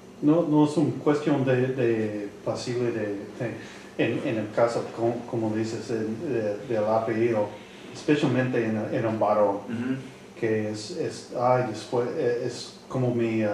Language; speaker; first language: Spanish; non-native, learner; English